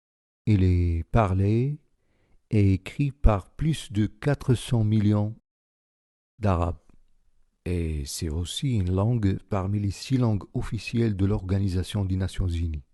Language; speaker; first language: French; non-native, local second language; Arabic